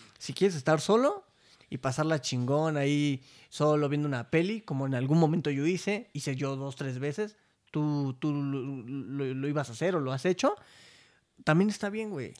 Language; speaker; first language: Spanish; native; Spanish